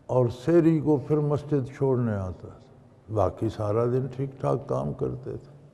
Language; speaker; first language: Urdu; non-native, local second language; Punjabi